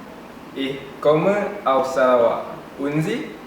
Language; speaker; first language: German; non-native, learner; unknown